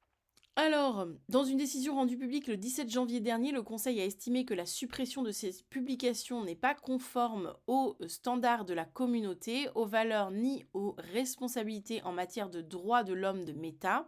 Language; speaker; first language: French; native; French